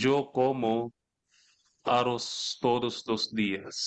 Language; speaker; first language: Spanish; non-native, learner; Filipino